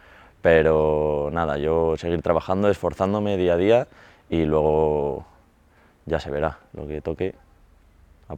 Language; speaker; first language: Spanish; native; Spanish